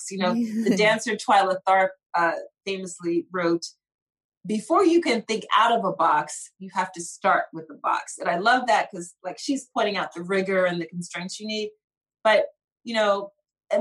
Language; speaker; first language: English; native; English